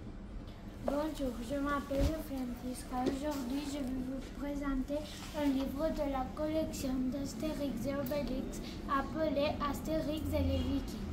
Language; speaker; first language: French; non-native, learner; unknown